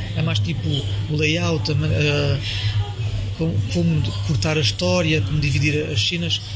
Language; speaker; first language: Portuguese; early bilingual, heritage; French